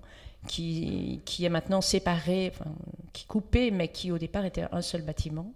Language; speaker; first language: French; native; French